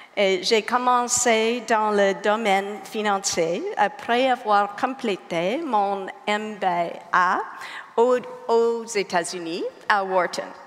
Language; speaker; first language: French; non-native, learner; English